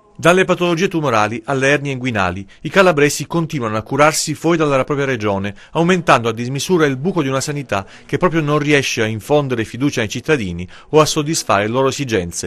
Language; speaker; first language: Italian; native; Italian